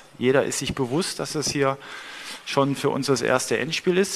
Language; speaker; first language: German; native; German